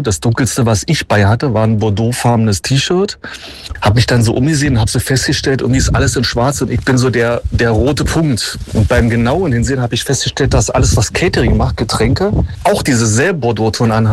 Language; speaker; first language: German; native; German